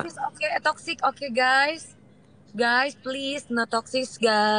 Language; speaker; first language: English; non-native, learner; Indonesian